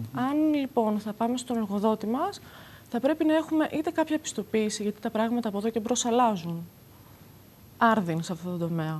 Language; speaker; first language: Greek; native; Greek